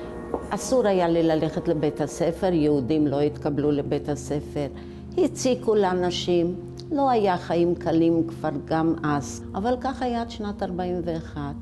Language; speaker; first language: Hebrew; early bilingual, other home language; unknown